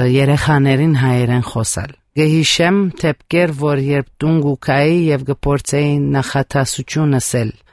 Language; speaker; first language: Armenian; early bilingual, heritage; Armenian